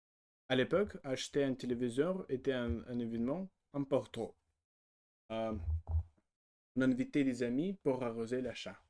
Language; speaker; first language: French; non-native, learner; Russian